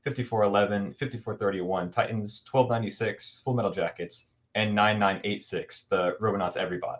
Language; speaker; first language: English; native; English